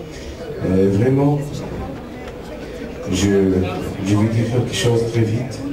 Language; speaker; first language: French; non-native, fluent; Arabic